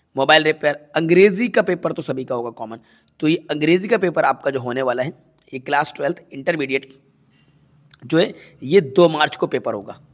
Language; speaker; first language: Hindi; native; Hindi